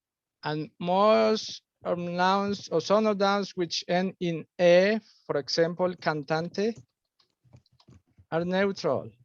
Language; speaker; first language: English; non-native, fluent; Spanish